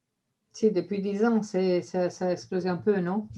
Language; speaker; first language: French; non-native, fluent; Spanish